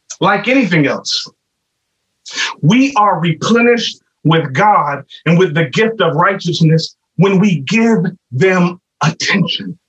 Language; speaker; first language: English; native; English